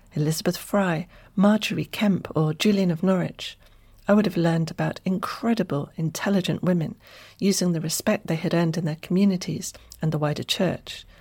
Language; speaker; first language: English; native; English